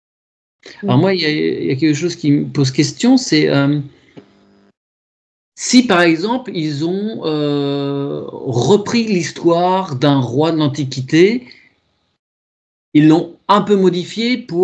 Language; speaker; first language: French; native; French